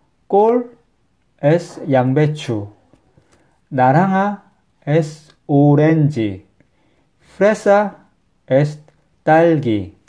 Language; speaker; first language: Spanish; non-native, fluent; Korean